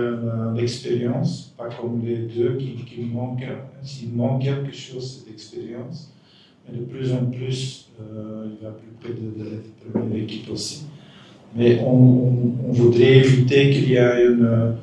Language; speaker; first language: French; non-native, fluent; Dutch